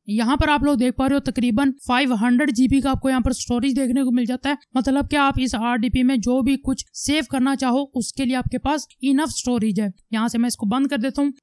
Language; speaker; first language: Urdu; native; Urdu